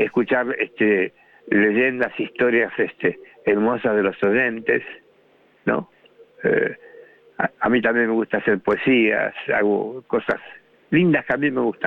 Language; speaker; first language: Spanish; native; Spanish